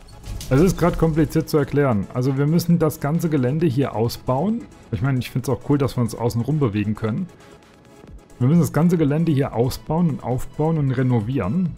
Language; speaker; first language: German; native; German